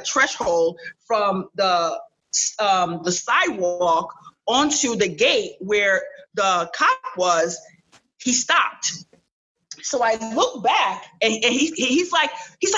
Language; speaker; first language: English; early bilingual, other home language; Haitian Creole